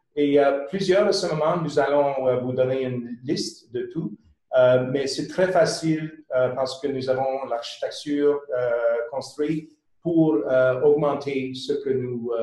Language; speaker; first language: French; non-native, local second language; English